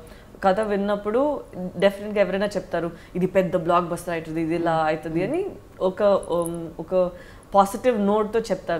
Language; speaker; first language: Telugu; non-native, learner; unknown